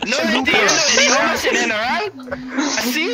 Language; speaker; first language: Spanish; non-native, learner; English